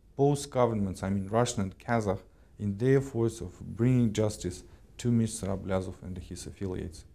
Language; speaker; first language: English; non-native, fluent; Kazakh